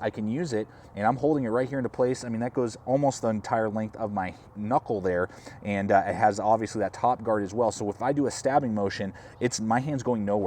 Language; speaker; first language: English; native; English